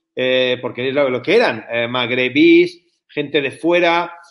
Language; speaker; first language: Spanish; native; Spanish